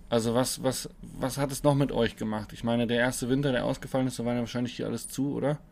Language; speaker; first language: German; native; German